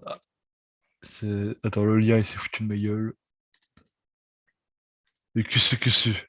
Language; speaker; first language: French; native; French